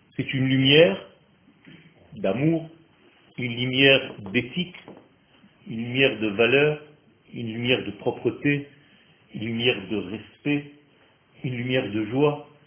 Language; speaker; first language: French; non-native, fluent; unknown